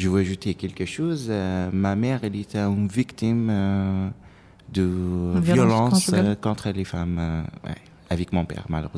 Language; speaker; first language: French; non-native, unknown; Arabic